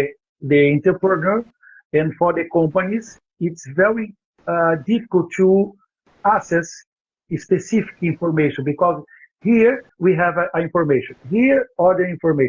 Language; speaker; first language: English; non-native, learner; Portuguese